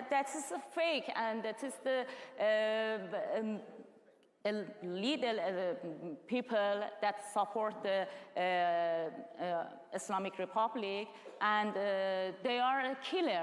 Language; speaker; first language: English; non-native, learner; Persian